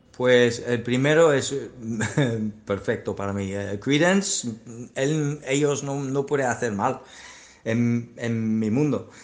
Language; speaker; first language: Spanish; non-native, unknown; English